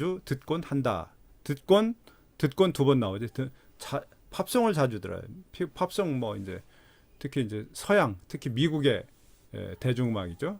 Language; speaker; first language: Korean; native; Korean